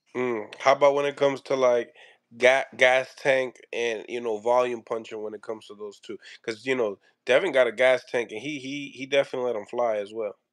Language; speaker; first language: English; native; English